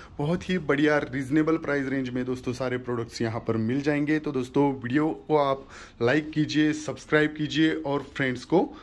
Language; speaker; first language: Hindi; non-native, local second language; Marathi